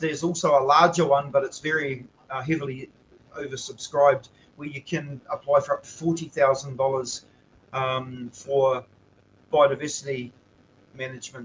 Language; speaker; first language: English; native; English